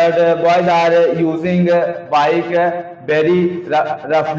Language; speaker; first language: English; non-native, learner; Hindi